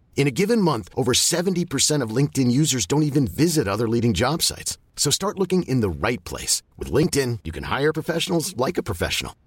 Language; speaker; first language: English; native; English